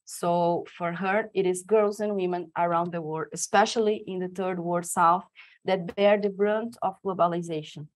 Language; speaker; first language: English; non-native, fluent; Portuguese